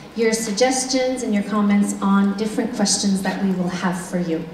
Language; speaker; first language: English; non-native, local second language; French